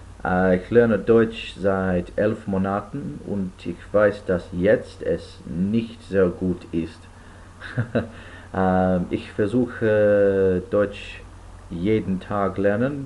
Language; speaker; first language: German; non-native, learner; English